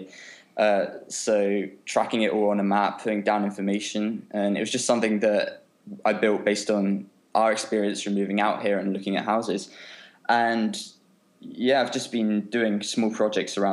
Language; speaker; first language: English; native; English